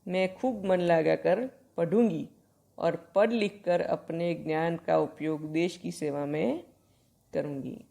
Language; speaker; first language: Hindi; non-native, local second language; Gujarati